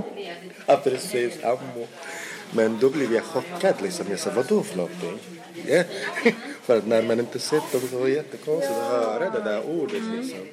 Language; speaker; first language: Swedish; non-native, local second language; Arabic